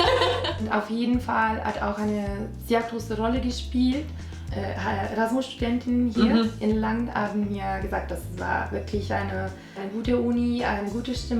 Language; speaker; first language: German; non-native, fluent; Italian